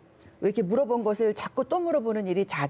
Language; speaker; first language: Korean; native; Korean